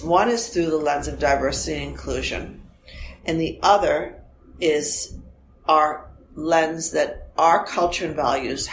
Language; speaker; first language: English; early bilingual, other home language; Armenian